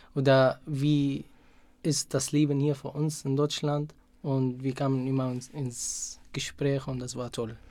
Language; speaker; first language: German; non-native, fluent; Arabic